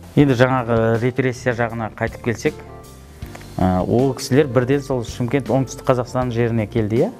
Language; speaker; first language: Kazakh; native; Kazakh